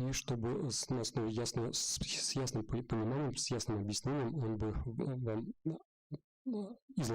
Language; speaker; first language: Russian; native; Russian